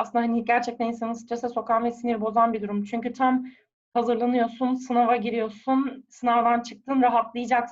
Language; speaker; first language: Turkish; native; Turkish